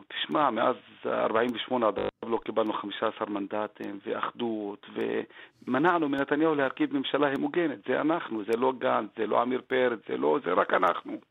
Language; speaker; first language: Hebrew; non-native, local second language; Arabic